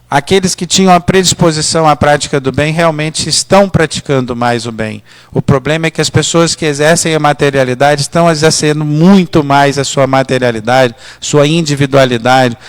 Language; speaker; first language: Portuguese; native; Portuguese